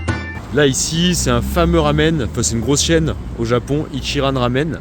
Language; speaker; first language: French; native; French